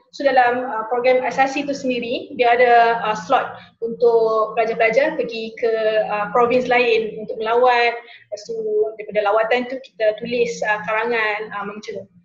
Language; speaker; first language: Malay; native; Malay